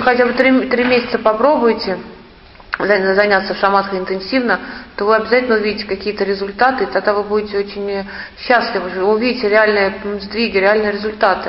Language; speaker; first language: Russian; native; Russian